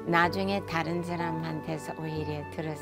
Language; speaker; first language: Korean; non-native, fluent; English